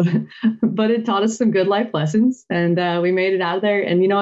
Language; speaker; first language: English; native; English